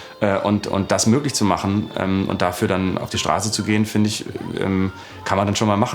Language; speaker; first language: German; native; German